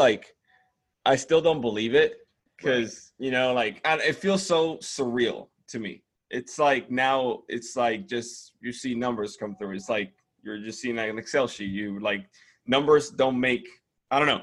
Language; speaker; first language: English; non-native, fluent; Spanish